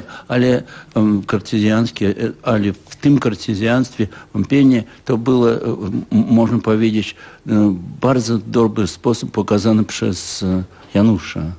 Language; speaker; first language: Polish; non-native, fluent; Russian